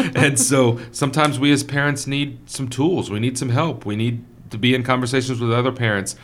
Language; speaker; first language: English; native; English